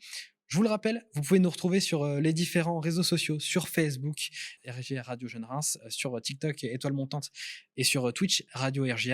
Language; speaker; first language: French; native; French